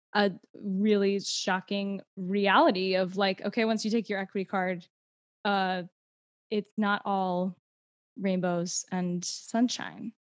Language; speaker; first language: English; native; English